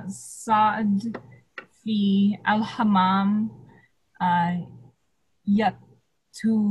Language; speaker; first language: Arabic; non-native, learner; English